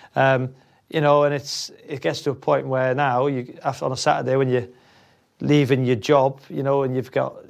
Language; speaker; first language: English; native; English